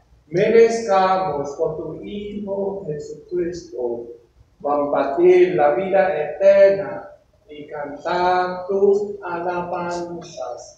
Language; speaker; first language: Spanish; non-native, learner; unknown